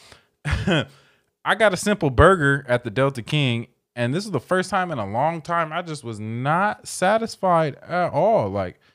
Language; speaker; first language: English; native; English